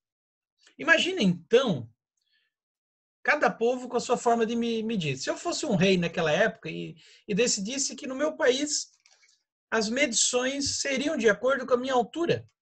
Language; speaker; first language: Portuguese; native; Portuguese